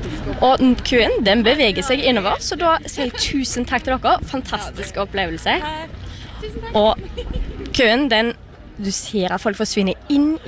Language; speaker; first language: Norwegian; native; Norwegian